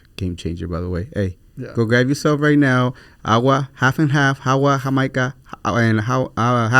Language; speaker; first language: English; early bilingual, other home language; Spanish